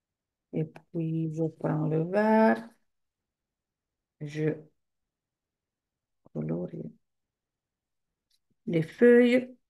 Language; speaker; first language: French; non-native, fluent; Italian